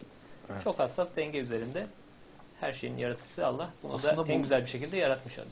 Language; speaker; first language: Turkish; native; Turkish